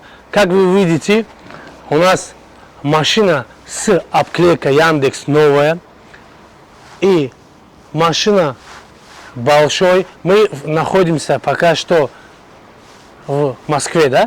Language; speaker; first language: Russian; non-native, fluent; Tajik